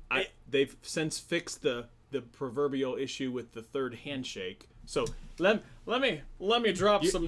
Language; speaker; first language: English; native; English